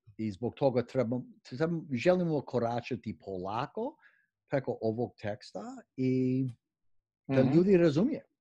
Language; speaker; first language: Croatian; early bilingual, heritage; Croatian